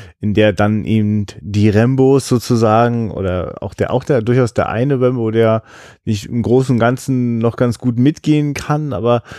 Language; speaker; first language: German; native; German